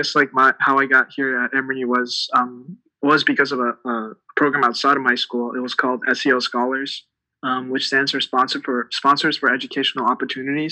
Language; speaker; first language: English; early bilingual, other home language; Tibetan